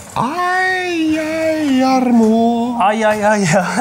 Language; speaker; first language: German; non-native, fluent; Dutch